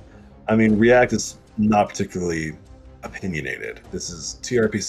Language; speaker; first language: English; native; English